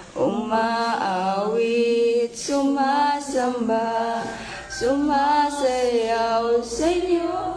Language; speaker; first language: Filipino; native; Filipino